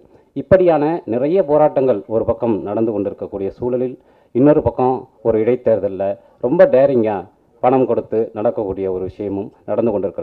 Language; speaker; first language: Tamil; native; Tamil